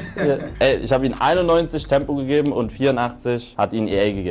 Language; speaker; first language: German; native; German